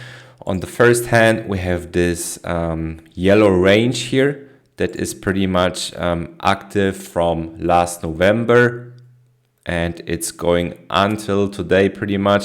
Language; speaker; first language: English; non-native, fluent; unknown